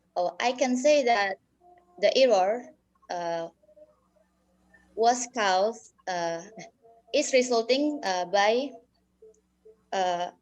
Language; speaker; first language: English; non-native, learner; Indonesian